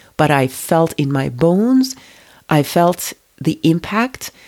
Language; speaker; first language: English; non-native, fluent; Turkish